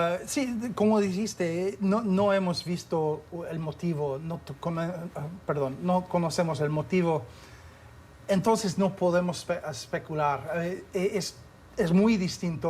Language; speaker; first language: Spanish; non-native, fluent; English